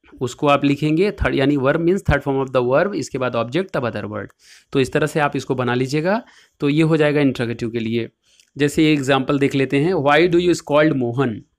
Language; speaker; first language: Hindi; native; Hindi